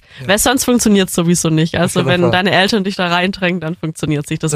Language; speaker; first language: German; native; German